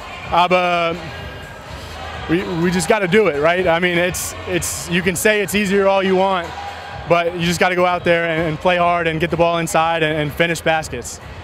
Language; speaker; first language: English; native; English